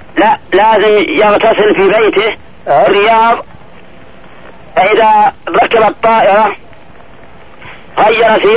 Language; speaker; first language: Arabic; native; Arabic